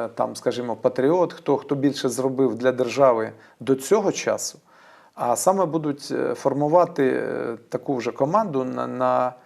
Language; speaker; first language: Ukrainian; native; Ukrainian